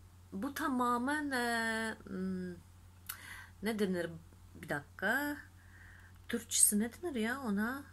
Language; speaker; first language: Turkish; non-native, fluent; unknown